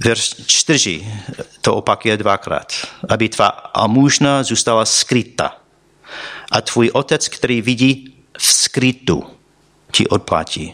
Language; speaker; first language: Czech; non-native, fluent; English